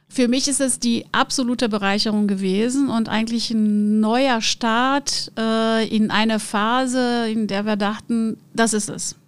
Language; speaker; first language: German; non-native, fluent; Portuguese